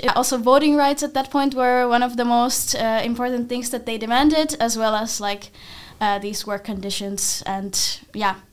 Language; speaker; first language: English; non-native, fluent; Finnish